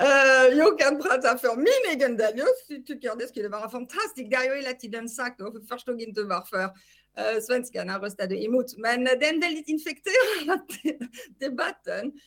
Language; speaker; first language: Swedish; non-native, fluent; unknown